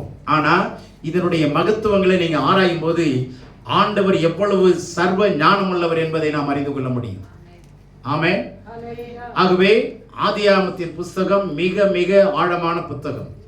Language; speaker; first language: Tamil; native; Tamil